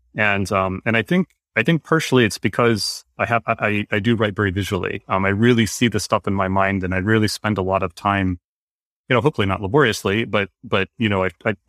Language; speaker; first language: English; native; English